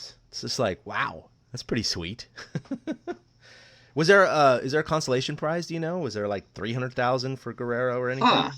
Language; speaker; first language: English; native; English